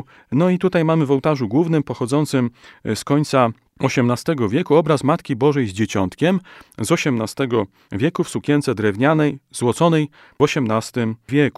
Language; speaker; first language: Polish; native; Polish